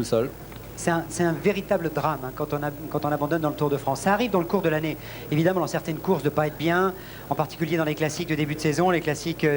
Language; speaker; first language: French; native; French